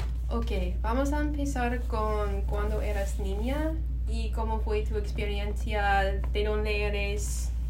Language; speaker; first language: Spanish; non-native, learner; English